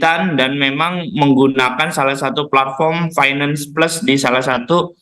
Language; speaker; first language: Indonesian; native; Indonesian